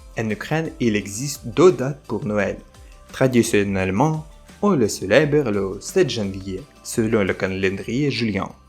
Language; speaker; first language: French; non-native, fluent; Ukrainian